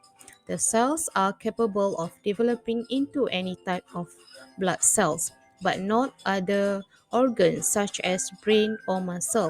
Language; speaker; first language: English; non-native, fluent; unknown